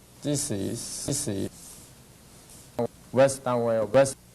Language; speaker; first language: English; non-native, learner; Japanese